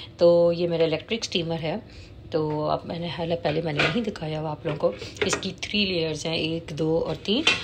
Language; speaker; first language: Urdu; native; Urdu